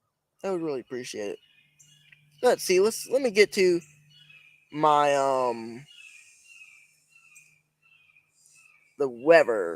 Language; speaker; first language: English; native; English